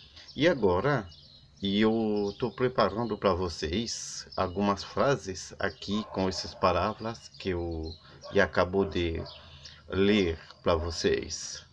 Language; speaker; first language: Portuguese; non-native, learner; Haitian Creole